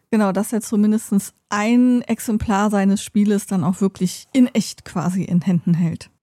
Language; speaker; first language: German; native; German